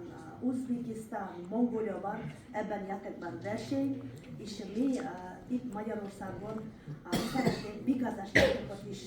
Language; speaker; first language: Hungarian; non-native, learner; Kazakh